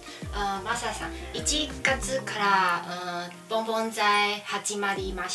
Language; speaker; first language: Japanese; non-native, learner; Chinese